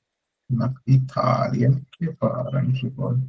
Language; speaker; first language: German; non-native, fluent; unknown